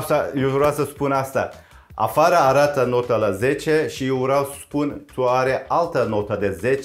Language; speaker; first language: Romanian; non-native, learner; Turkish